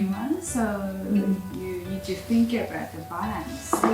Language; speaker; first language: English; non-native, learner; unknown